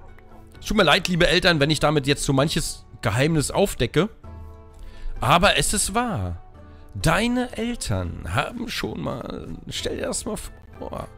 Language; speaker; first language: German; native; German